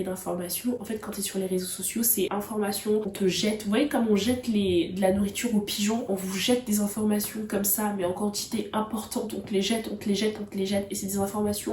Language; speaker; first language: French; native; French